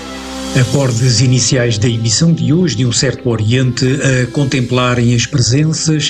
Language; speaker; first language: Portuguese; native; Portuguese